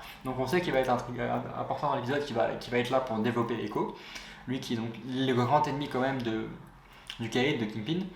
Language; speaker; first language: French; native; French